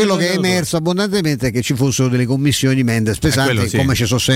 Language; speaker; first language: Italian; native; Italian